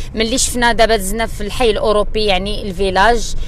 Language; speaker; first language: Arabic; non-native, local second language; Central Atlas Tamazight